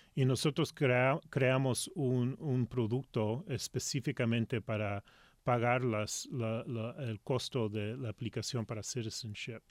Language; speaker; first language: Spanish; early bilingual, heritage; Spanish